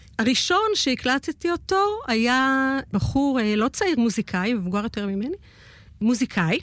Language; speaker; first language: Hebrew; native; Hebrew